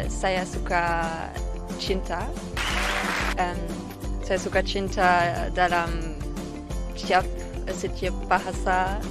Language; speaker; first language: Indonesian; non-native, learner; German